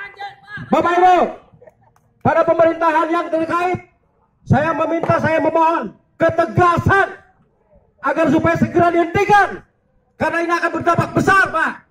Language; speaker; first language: Indonesian; native; Indonesian